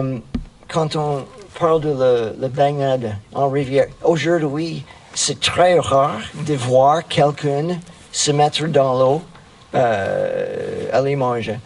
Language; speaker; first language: French; non-native, fluent; English